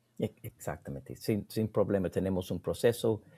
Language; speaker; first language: Spanish; non-native, learner; English